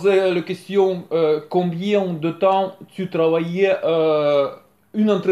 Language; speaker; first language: French; non-native, learner; Russian